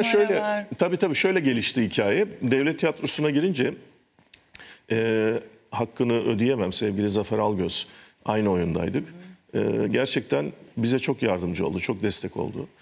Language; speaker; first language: Turkish; native; Turkish